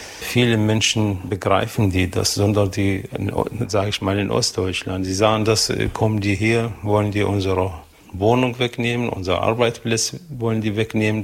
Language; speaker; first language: German; non-native, fluent; Arabic